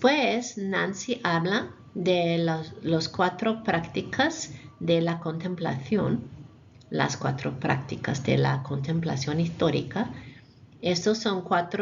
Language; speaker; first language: Spanish; non-native, fluent; English